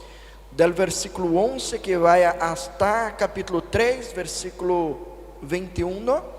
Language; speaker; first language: Spanish; non-native, fluent; Portuguese